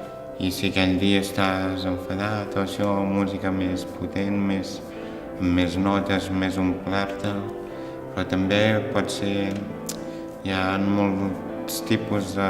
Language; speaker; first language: Catalan; early bilingual, other home language; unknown